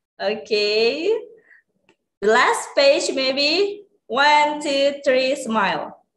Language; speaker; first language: English; non-native, learner; Indonesian